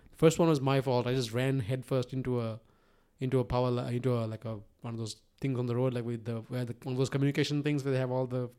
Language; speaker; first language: English; non-native, local second language; Sinhala